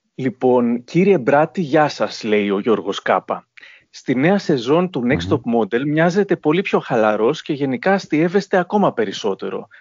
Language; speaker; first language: Greek; native; Greek